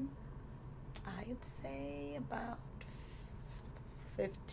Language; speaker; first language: English; non-native, fluent; Portuguese